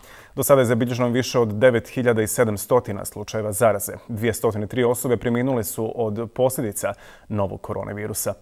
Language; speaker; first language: Serbian; native; Serbian